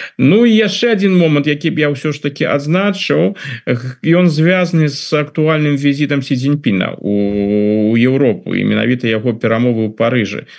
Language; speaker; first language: Belarusian; non-native, local second language; Russian